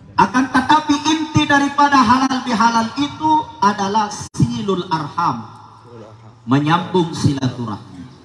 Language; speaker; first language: Indonesian; non-native, local second language; Buginese